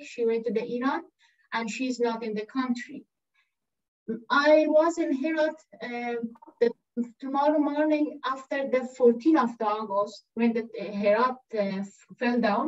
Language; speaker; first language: English; non-native, learner; Persian